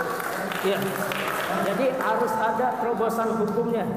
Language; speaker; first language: Indonesian; native; Indonesian